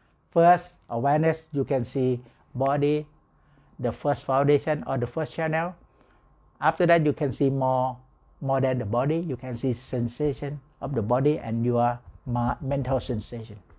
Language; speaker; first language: English; non-native, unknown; Thai